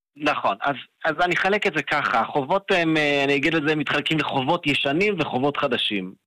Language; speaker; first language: Hebrew; native; Hebrew